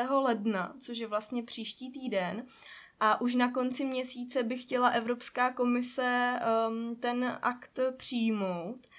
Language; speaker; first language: Czech; native; Czech